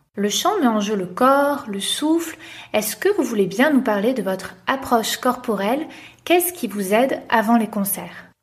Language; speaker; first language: French; native; French